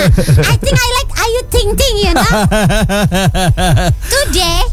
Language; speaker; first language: English; non-native, learner; Indonesian